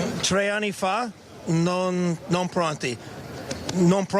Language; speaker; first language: Italian; non-native, learner; English